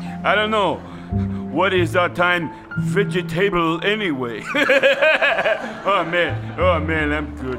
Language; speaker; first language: English; native; English